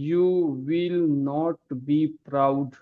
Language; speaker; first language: English; non-native, learner; Hindi